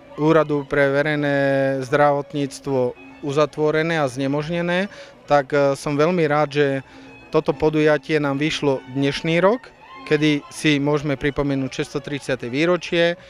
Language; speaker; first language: Slovak; native; Slovak